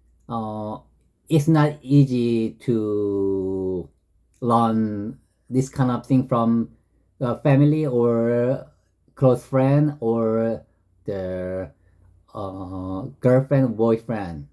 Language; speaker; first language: English; non-native, learner; Korean